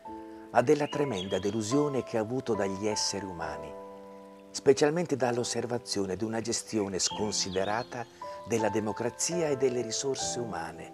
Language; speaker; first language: Italian; native; Italian